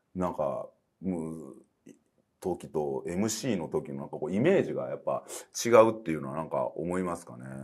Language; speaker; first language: Japanese; native; Japanese